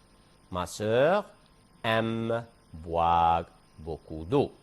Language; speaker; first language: French; non-native, fluent; Arabic